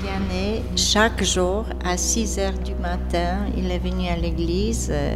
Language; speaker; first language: French; non-native, learner; Polish